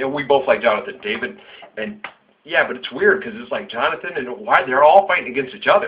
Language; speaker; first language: English; native; English